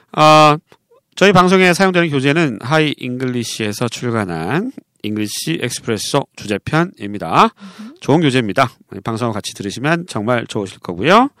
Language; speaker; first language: Korean; native; Korean